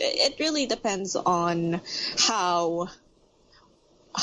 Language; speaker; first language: English; non-native, local second language; Filipino